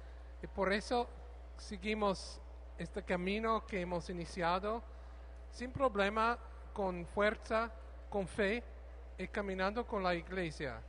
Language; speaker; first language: Spanish; non-native, learner; English